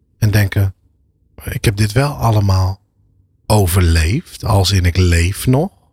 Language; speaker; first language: Dutch; early bilingual, other home language; Arabic